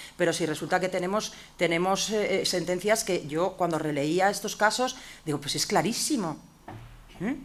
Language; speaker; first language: Spanish; native; Spanish